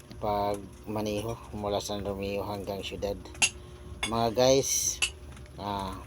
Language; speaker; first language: Filipino; non-native, local second language; Cebuano